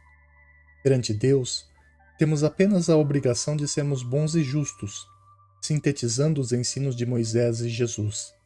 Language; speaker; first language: Portuguese; native; Portuguese